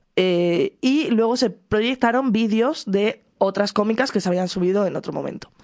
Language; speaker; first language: Spanish; native; Spanish